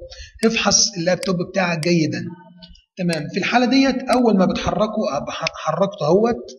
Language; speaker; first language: Arabic; native; Arabic